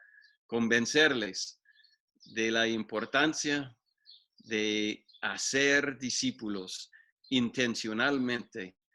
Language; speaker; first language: Spanish; non-native, fluent; English